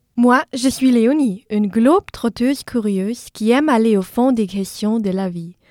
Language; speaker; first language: French; non-native, fluent; German